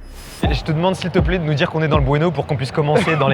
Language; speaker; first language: French; native; French